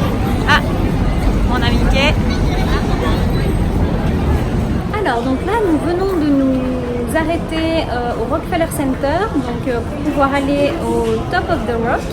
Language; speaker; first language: French; native; French